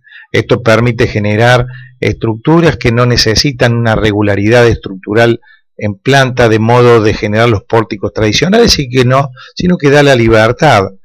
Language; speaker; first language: Spanish; native; Spanish